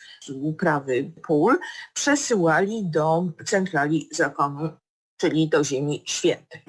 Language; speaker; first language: Polish; native; Polish